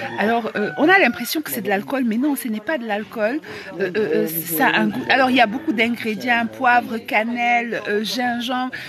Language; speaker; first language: French; native; French